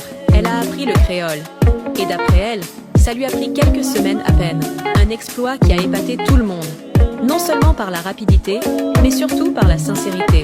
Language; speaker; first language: French; non-native, local second language; Haitian Creole